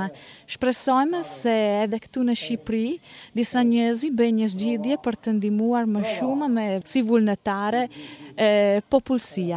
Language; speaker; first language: Albanian; non-native, learner; Italian